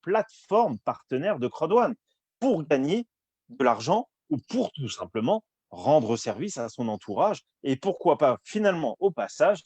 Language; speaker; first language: French; native; French